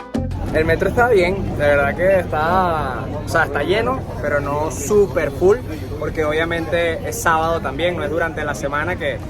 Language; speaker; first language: Spanish; native; Spanish